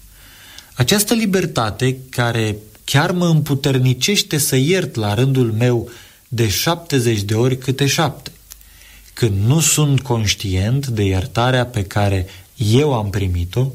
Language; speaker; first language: Romanian; native; Romanian